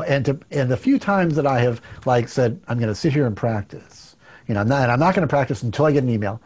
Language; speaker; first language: English; native; English